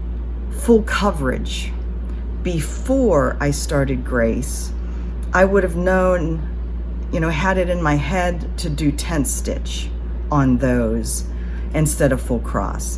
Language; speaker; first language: English; native; English